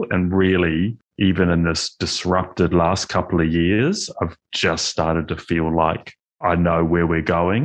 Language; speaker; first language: English; native; English